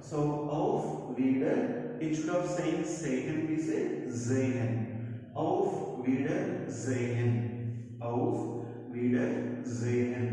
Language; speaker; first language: German; non-native, learner; Telugu